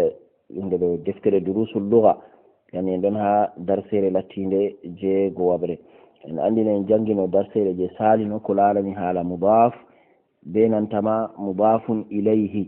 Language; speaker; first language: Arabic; non-native, fluent; Fula